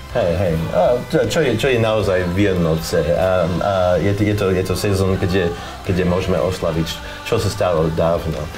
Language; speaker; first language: Slovak; non-native, learner; English